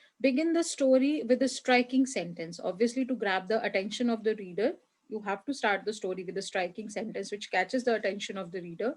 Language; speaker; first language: English; non-native, local second language; Hindi